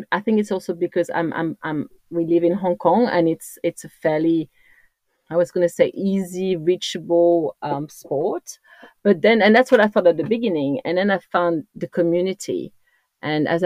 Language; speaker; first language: English; non-native, fluent; French